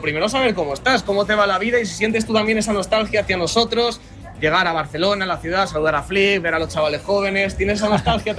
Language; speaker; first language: Spanish; native; Spanish